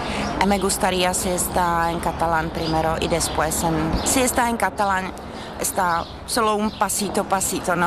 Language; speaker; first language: Spanish; non-native, fluent; Czech